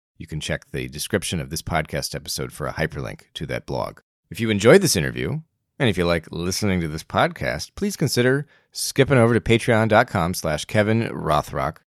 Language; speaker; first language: English; native; English